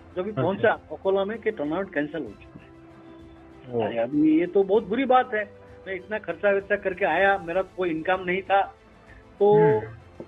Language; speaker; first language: Hindi; non-native, local second language; Odia